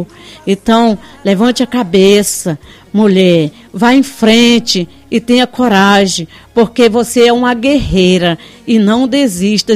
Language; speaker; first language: Portuguese; native; Portuguese